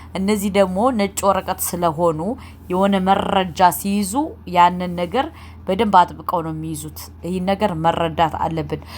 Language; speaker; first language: Amharic; native; Amharic